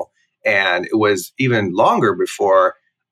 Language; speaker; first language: English; native; English